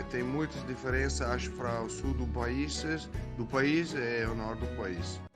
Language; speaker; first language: Portuguese; non-native, fluent; Italian